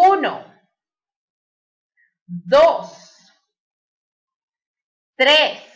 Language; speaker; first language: Spanish; early bilingual, heritage; Spanish